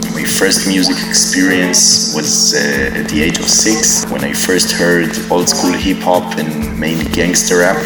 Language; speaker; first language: English; non-native, fluent; Hebrew